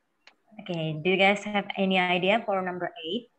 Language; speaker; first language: English; non-native, fluent; Indonesian